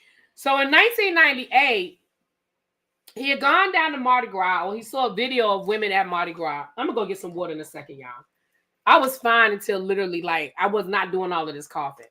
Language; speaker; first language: English; native; English